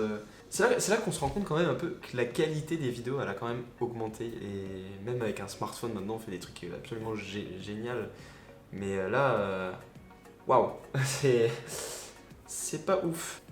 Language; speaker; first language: French; native; French